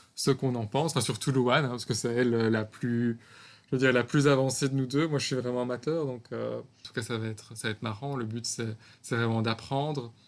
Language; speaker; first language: French; native; French